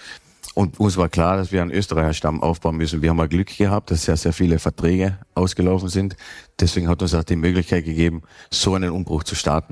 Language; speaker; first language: German; native; German